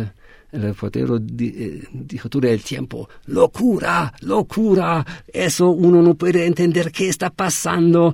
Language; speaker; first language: Spanish; non-native, fluent; German